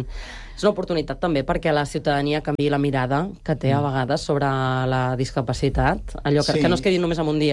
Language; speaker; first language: Catalan; native; Catalan